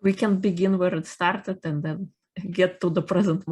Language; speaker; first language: English; non-native, fluent; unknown